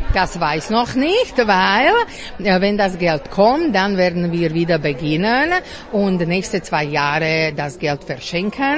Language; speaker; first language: German; non-native, fluent; Slovak